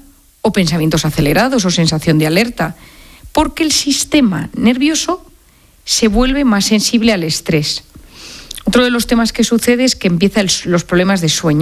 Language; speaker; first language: Spanish; native; Spanish